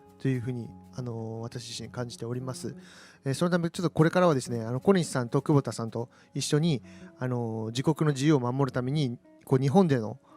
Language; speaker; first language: Japanese; native; Japanese